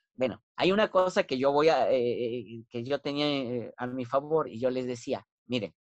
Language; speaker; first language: Spanish; non-native, local second language; Nahuatl languages